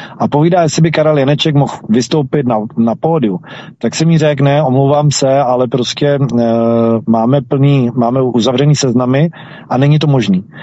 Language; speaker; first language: Czech; native; Czech